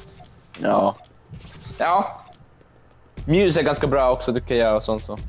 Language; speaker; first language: Swedish; non-native, local second language; Finnish